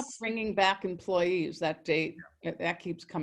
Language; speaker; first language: English; native; English